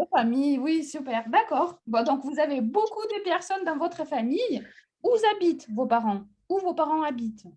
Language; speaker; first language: French; non-native, fluent; Russian